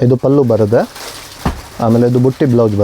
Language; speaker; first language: Kannada; non-native, local second language; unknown